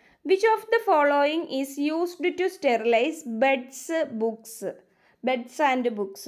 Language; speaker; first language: English; non-native, local second language; Malayalam